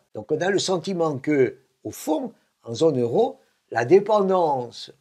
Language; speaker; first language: French; native; French